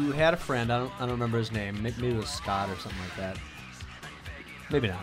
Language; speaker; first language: English; native; English